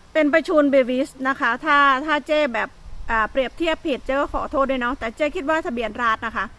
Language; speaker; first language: Thai; native; Thai